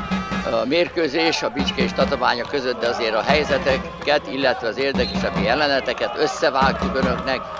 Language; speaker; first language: Hungarian; native; Hungarian